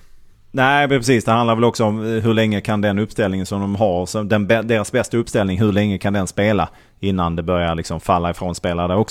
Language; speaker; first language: Swedish; native; Swedish